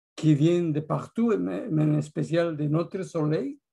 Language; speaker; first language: French; non-native, fluent; Spanish